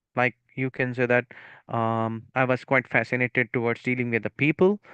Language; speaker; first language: English; non-native, local second language; Punjabi